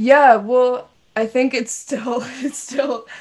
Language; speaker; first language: English; native; English